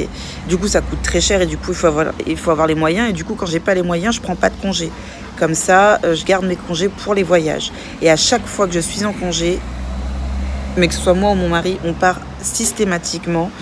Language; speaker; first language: French; native; French